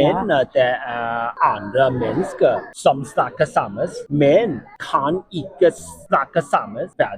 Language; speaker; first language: Norwegian; non-native, learner; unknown